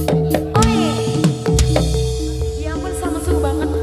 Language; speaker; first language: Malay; non-native, local second language; Javanese